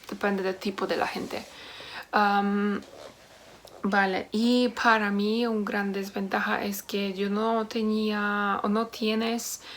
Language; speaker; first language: Spanish; non-native, learner; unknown